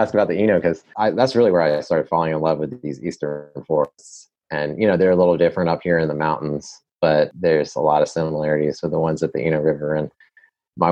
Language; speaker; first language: English; native; English